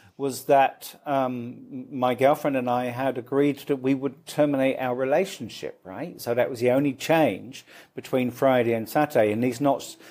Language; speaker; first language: English; native; English